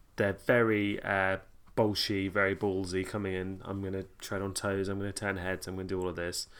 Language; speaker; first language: English; native; English